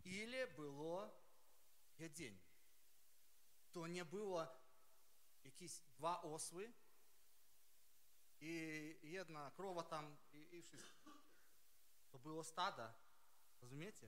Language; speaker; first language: Polish; non-native, learner; Ukrainian